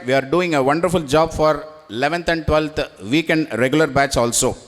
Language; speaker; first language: English; non-native, local second language; Tamil